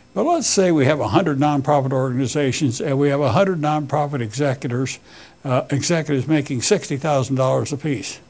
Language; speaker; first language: English; native; English